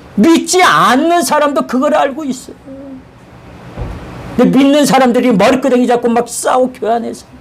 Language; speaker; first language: Korean; native; Korean